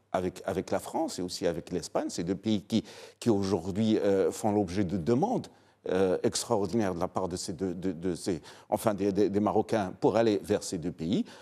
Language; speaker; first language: French; non-native, local second language; Arabic